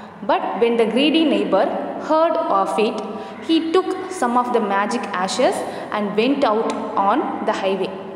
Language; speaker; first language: English; non-native, local second language; Tamil